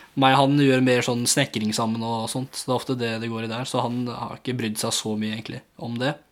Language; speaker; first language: Norwegian; early bilingual, other home language; English